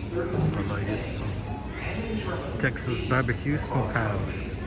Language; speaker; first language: Portuguese; non-native, fluent; English